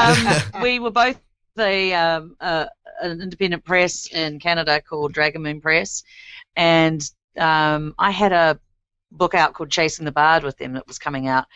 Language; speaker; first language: English; native; English